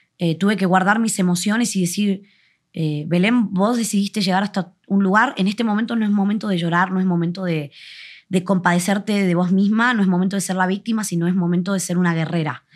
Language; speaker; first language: Spanish; native; Spanish